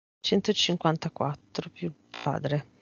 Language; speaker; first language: Italian; native; Italian